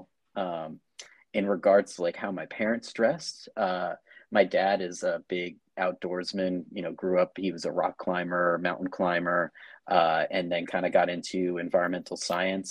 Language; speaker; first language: English; native; English